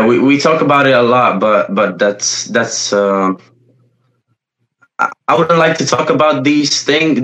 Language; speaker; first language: English; non-native, fluent; Polish